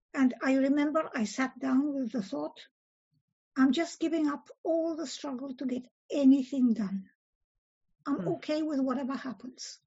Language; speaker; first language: English; early bilingual, other home language; Polish